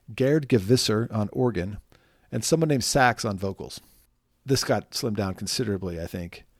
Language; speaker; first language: English; native; English